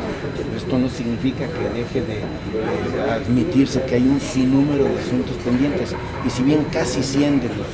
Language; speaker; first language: Spanish; native; Spanish